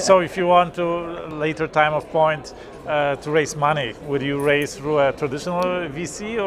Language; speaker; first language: English; non-native, fluent; Polish